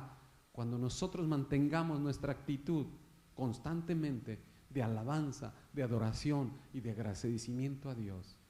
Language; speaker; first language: Spanish; native; Spanish